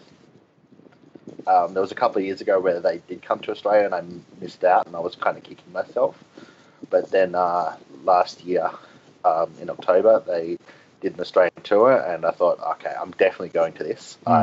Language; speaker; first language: English; native; English